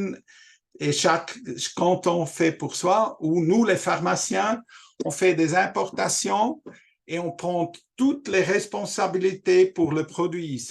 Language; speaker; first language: French; non-native, local second language; German